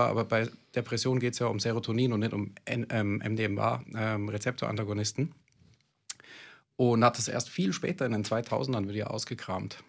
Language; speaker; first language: German; native; German